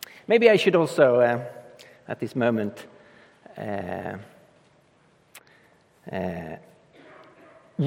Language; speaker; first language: English; non-native, fluent; Swedish